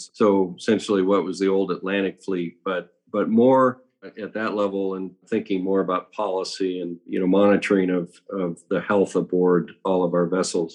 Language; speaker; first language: English; native; English